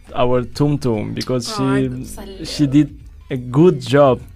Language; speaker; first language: English; non-native, fluent; Russian